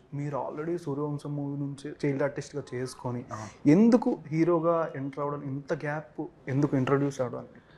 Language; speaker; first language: Telugu; native; Telugu